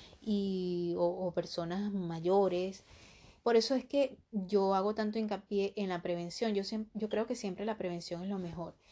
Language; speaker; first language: Spanish; native; Spanish